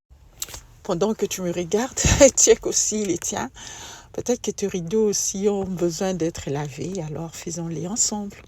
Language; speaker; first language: French; non-native, local second language; Lingala